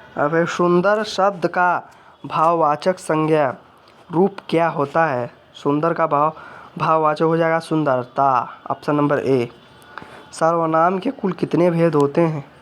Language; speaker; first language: Hindi; native; Hindi